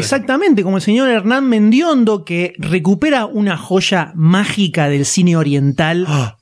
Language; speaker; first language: Spanish; native; Spanish